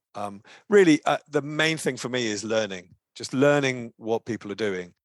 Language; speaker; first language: English; native; English